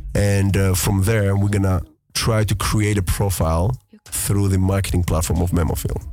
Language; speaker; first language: English; early bilingual, other home language; Greek